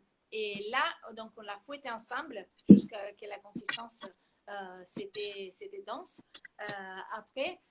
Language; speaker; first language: French; non-native, fluent; Italian